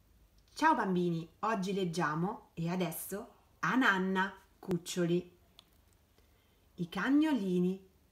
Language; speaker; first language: Italian; native; Italian